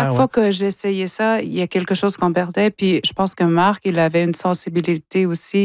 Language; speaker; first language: French; non-native, local second language; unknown